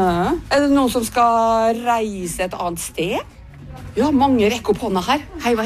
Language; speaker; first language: Norwegian; native; Norwegian